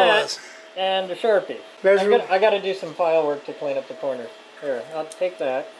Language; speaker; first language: English; native; English